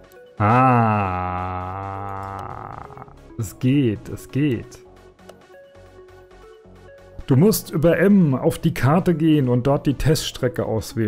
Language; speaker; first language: German; native; German